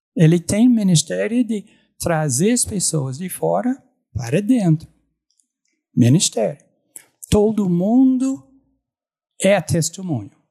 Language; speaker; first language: Portuguese; non-native, fluent; English